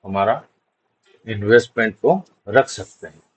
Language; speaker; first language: Hindi; non-native, local second language; Bangla